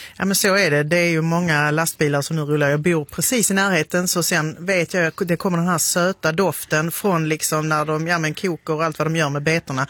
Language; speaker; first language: Swedish; native; Swedish